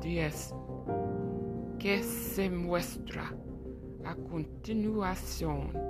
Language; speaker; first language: Spanish; non-native, learner; English